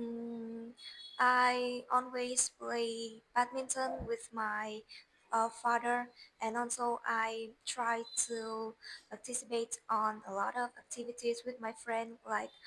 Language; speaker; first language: English; non-native, learner; Vietnamese